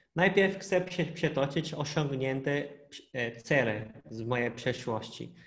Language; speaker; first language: Polish; non-native, fluent; Portuguese